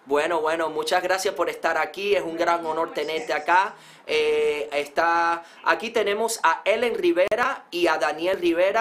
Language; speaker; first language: Spanish; early bilingual, heritage; Spanish